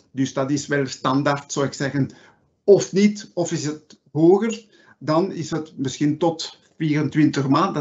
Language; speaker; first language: Dutch; non-native, local second language; French